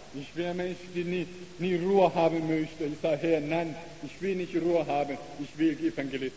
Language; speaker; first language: German; non-native, learner; Chinese